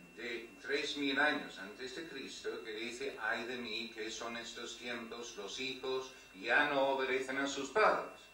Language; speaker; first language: Spanish; non-native, fluent; English